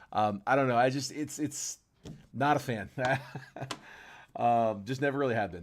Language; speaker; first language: English; native; English